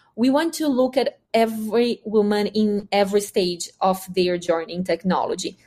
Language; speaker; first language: English; non-native, fluent; Portuguese